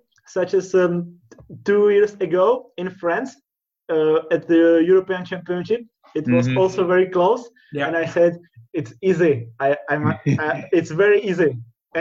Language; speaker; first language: English; non-native, learner; Czech